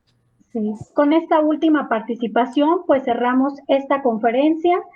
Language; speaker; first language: Spanish; native; Spanish